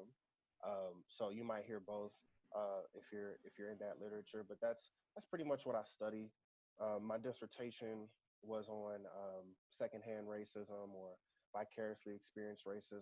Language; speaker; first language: English; native; English